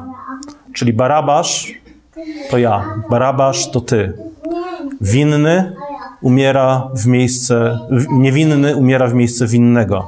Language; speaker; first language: Polish; native; Polish